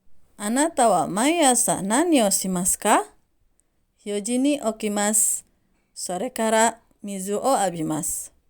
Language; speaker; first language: Japanese; non-native, fluent; Indonesian